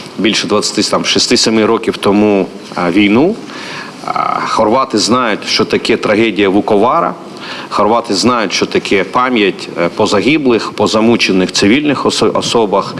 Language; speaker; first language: Ukrainian; native; Ukrainian